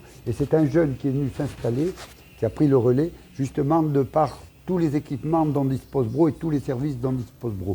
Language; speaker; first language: French; native; French